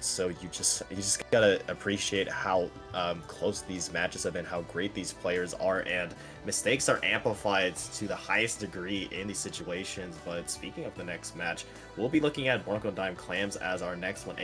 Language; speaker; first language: English; native; English